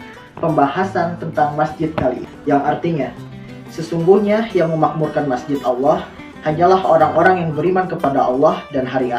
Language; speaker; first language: Indonesian; native; Indonesian